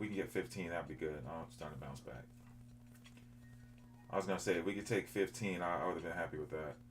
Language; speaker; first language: English; native; English